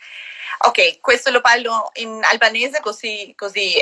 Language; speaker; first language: Italian; non-native, learner; Albanian